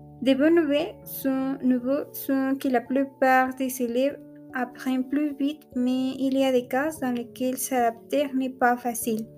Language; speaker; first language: French; non-native, learner; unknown